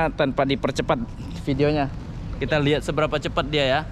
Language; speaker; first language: Indonesian; native; Indonesian